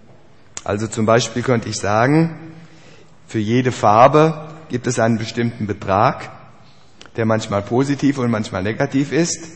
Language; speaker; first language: German; native; German